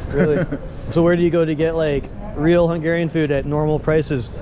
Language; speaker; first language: English; native; English